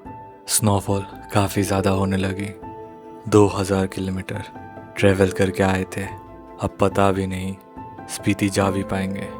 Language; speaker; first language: Hindi; non-native, local second language; Bangla